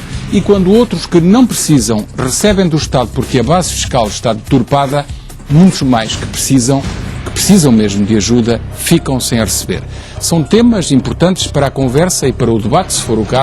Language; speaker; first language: Portuguese; native; Portuguese